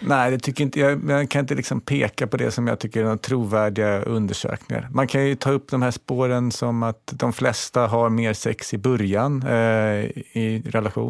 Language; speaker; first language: Swedish; native; Swedish